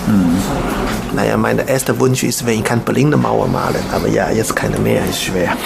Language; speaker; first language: German; non-native, learner; Chinese